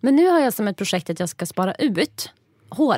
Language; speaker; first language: Swedish; native; Swedish